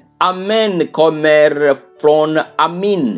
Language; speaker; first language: Swedish; non-native, fluent; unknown